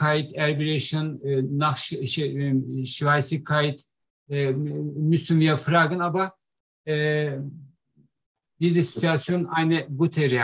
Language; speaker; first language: German; non-native, learner; Turkish